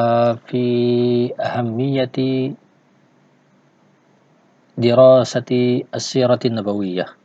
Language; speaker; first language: Arabic; non-native, fluent; Indonesian